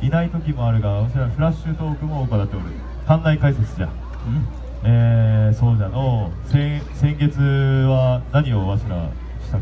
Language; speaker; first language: Japanese; native; Japanese